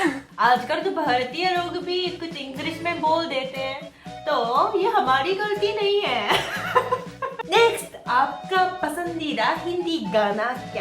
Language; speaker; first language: Hindi; non-native, fluent; Japanese